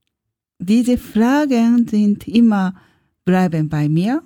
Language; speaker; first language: German; non-native, learner; Japanese